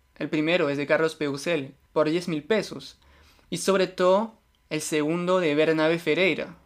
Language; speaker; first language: Spanish; non-native, fluent; French